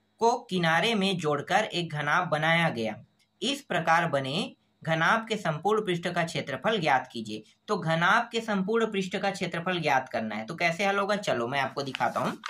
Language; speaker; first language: Hindi; native; Hindi